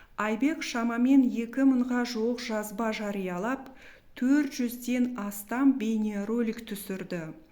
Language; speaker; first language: Kazakh; non-native, local second language; Russian